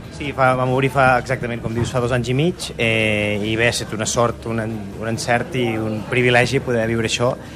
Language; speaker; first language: Catalan; native; Catalan